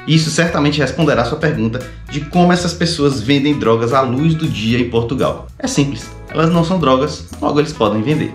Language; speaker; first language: Portuguese; native; Portuguese